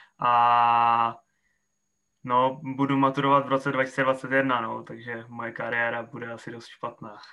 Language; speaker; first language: Czech; native; Czech